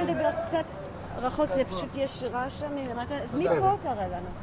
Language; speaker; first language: Hebrew; native; Hebrew